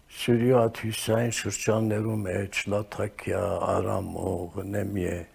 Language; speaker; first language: Armenian; native; Armenian